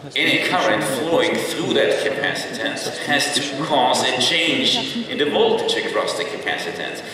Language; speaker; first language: English; non-native, fluent; German